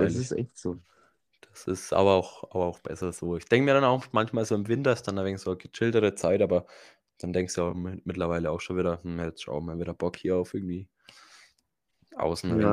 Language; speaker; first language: German; native; German